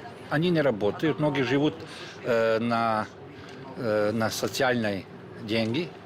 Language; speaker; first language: Russian; non-native, learner; Serbian